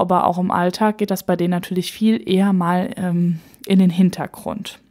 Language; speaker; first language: German; native; German